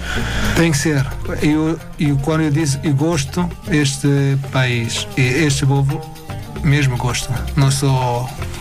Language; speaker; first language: Portuguese; non-native, learner; Arabic